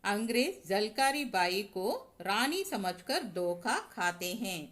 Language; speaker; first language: Hindi; non-native, local second language; Tamil